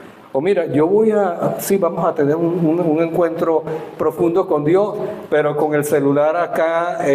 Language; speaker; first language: Spanish; native; Spanish